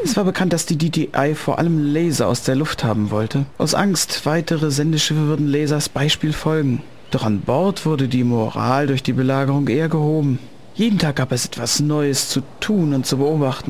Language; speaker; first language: German; native; German